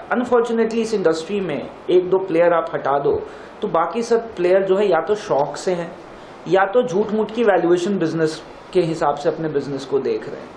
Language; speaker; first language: Hindi; native; Hindi